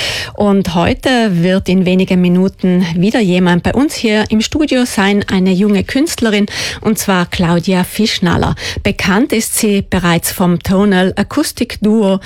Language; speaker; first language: German; native; German